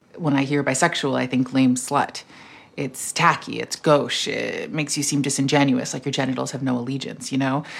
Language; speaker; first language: English; early bilingual, other home language; Persian